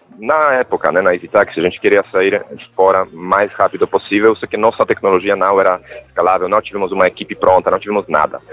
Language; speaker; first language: Portuguese; non-native, fluent; Polish